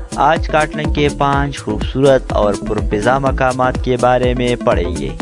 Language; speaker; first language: Urdu; non-native, local second language; Pashto